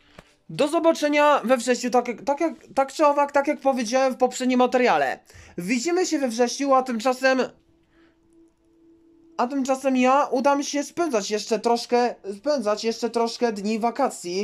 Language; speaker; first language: Polish; native; Polish